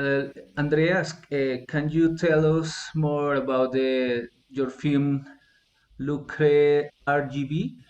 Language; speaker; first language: English; non-native, fluent; Spanish